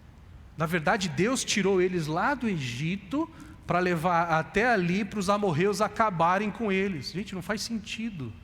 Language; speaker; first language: Portuguese; native; Portuguese